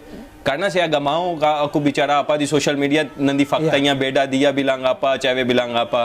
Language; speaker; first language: Indonesian; non-native, fluent; Hindi